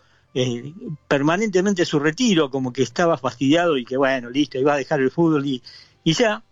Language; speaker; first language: Spanish; native; Spanish